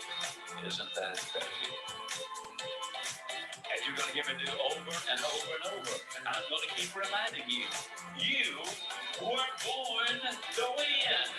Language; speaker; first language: English; native; English